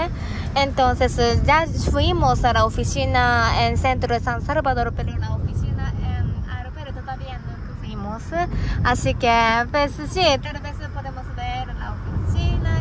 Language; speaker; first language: Spanish; non-native, learner; Japanese